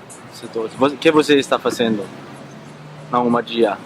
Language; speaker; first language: Portuguese; non-native, learner; Danish